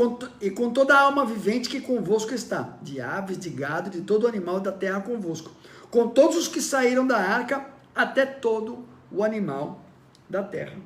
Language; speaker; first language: Portuguese; native; Portuguese